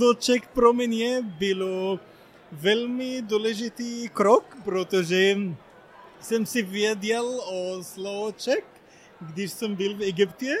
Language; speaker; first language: Czech; non-native, learner; Arabic